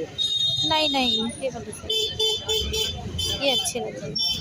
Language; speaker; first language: Hindi; native; Hindi